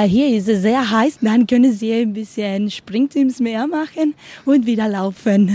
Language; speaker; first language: German; non-native, learner; Spanish